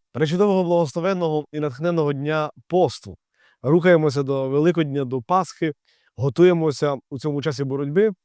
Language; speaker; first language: Ukrainian; native; Ukrainian